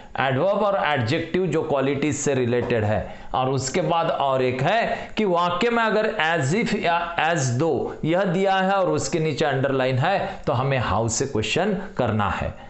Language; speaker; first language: Hindi; non-native, local second language; Marathi